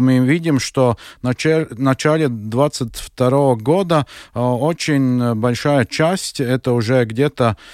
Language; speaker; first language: Russian; non-native, local second language; Latvian